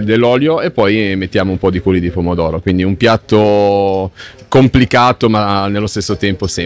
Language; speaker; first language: Italian; native; Italian